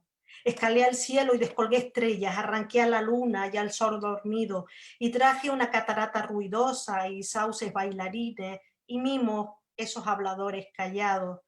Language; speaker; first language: Spanish; native; Spanish